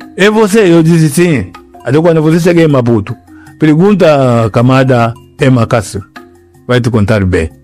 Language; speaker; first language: Portuguese; non-native, local second language; Yao